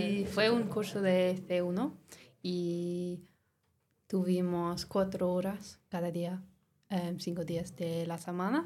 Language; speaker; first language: Spanish; non-native, learner; English